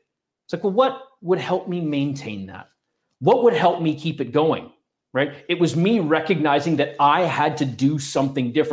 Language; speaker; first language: English; native; English